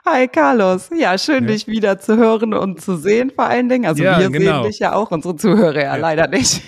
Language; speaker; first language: German; native; German